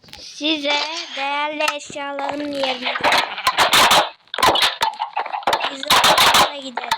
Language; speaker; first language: Turkish; native; Turkish